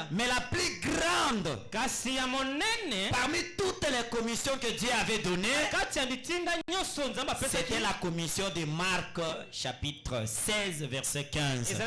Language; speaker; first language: French; non-native, local second language; Lingala